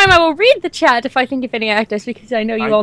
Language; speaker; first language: English; native; English